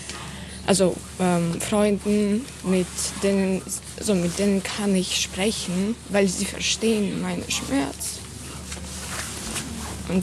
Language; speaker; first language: German; non-native, learner; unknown